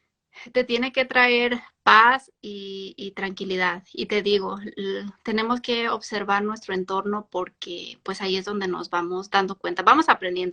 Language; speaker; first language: Spanish; native; Spanish